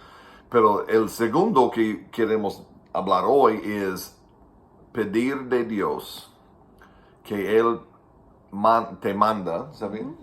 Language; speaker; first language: Spanish; non-native, fluent; English